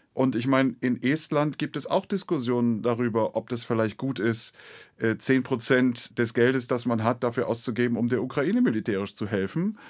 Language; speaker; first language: German; native; German